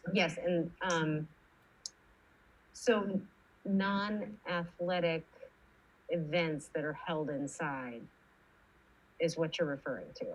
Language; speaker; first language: English; native; English